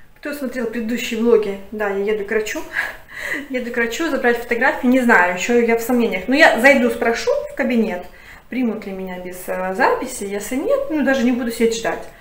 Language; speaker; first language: Russian; native; Russian